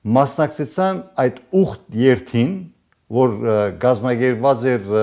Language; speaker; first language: Armenian; native; Armenian